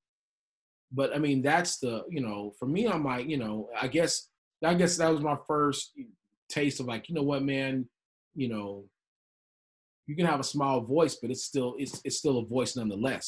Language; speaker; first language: English; native; English